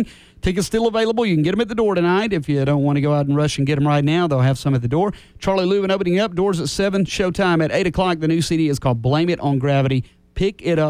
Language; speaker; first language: English; native; English